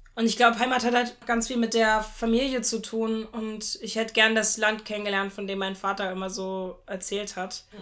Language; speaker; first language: German; native; German